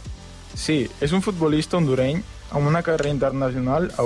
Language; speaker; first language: Catalan; non-native, learner; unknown